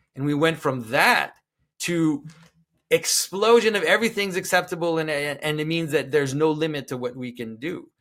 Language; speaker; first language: English; non-native, fluent; French